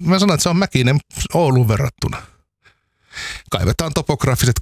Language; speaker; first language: Finnish; native; Finnish